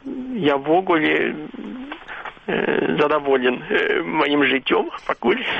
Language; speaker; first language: Belarusian; non-native, fluent; Swedish